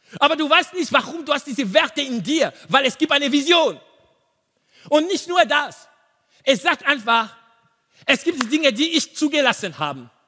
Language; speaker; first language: German; non-native, learner; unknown